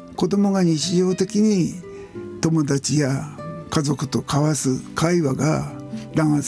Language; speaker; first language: Japanese; native; Japanese